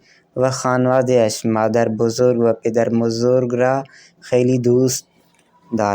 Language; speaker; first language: Persian; non-native, fluent; Urdu